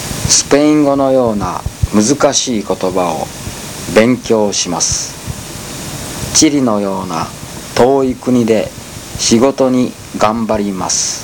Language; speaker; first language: Japanese; non-native, learner; Spanish